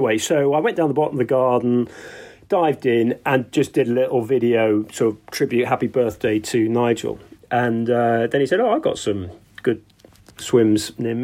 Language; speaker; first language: English; native; English